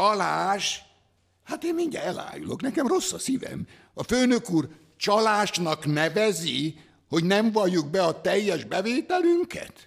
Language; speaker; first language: Hungarian; native; Hungarian